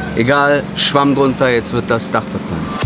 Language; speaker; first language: German; native; German